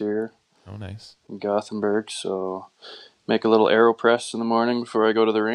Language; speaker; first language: English; native; English